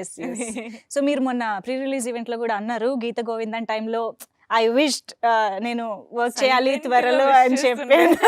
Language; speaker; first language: Telugu; native; Telugu